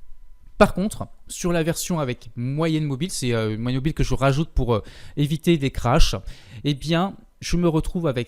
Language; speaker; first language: French; native; French